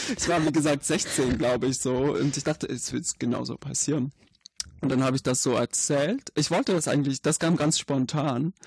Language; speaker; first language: German; non-native, fluent; Arabic